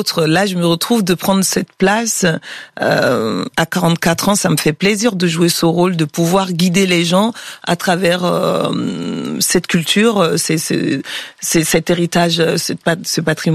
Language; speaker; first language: French; non-native, local second language; Bambara